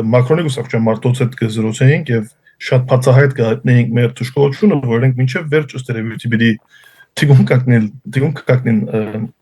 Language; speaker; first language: Armenian; early bilingual, heritage; Armenian